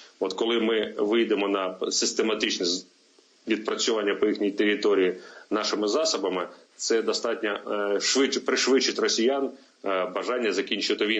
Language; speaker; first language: Ukrainian; native; Ukrainian